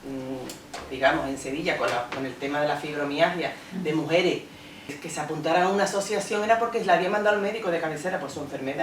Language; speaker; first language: Spanish; native; Spanish